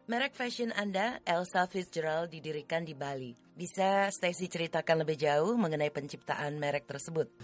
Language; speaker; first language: Indonesian; native; Indonesian